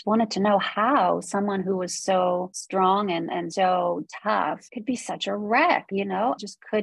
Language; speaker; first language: English; early bilingual, other home language; Polish